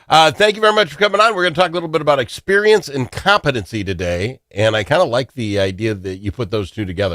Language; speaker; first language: English; native; English